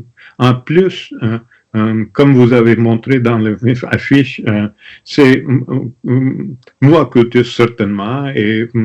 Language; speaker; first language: French; non-native, learner; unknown